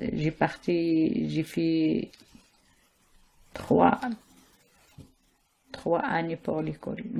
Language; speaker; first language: French; non-native, learner; Arabic